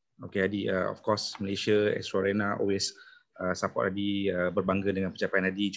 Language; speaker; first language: Malay; native; Malay